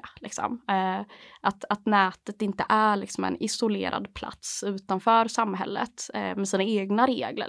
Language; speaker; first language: Swedish; native; Swedish